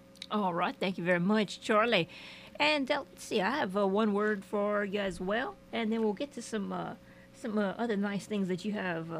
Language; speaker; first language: English; native; English